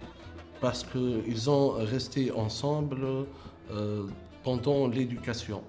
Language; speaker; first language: French; non-native, local second language; Arabic